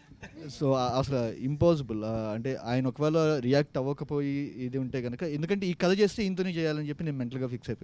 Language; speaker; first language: Telugu; native; Telugu